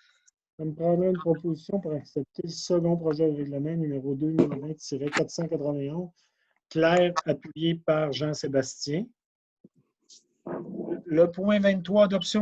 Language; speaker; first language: French; native; French